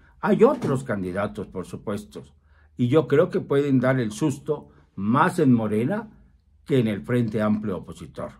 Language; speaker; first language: Spanish; native; Spanish